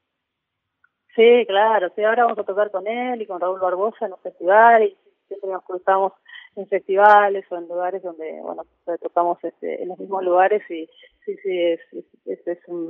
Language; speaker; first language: Spanish; native; Spanish